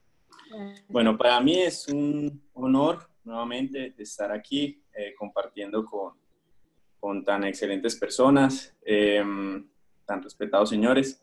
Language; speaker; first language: Spanish; native; Spanish